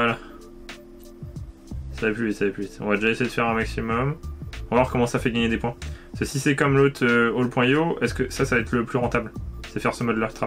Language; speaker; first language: French; native; French